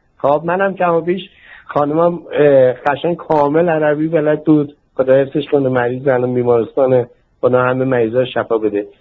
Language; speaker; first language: Persian; native; Persian